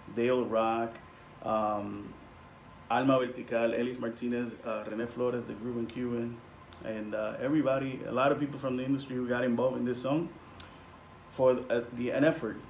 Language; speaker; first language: English; non-native, local second language; Spanish